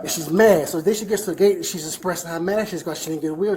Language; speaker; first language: English; native; English